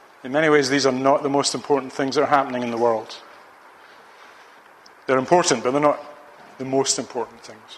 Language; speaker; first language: English; native; English